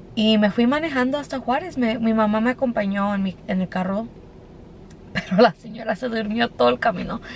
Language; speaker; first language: Spanish; early bilingual, heritage; Spanish